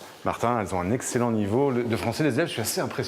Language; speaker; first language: French; native; French